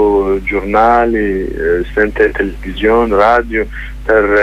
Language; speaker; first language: Italian; non-native, learner; Kurdish